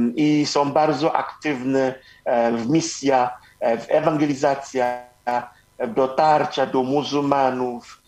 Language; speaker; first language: Polish; non-native, fluent; Igbo